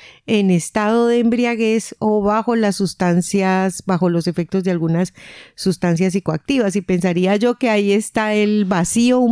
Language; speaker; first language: Spanish; native; Spanish